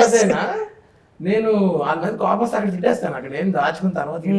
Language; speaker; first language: Telugu; native; Telugu